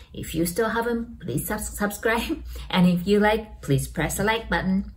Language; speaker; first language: English; non-native, fluent; Japanese